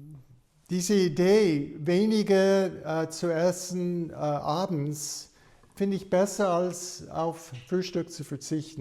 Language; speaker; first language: German; non-native, fluent; English